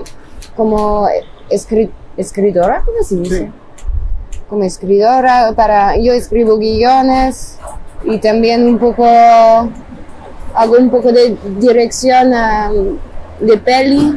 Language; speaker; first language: Spanish; non-native, fluent; French